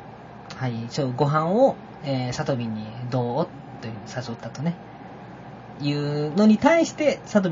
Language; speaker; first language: Japanese; native; Japanese